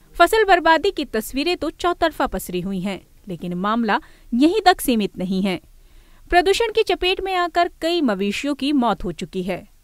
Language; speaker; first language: Hindi; native; Hindi